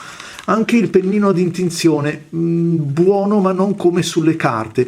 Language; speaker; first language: Italian; native; Italian